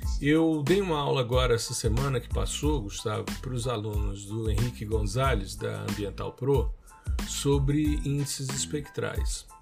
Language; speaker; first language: Portuguese; native; Portuguese